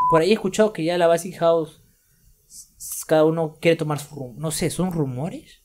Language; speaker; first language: Spanish; native; Spanish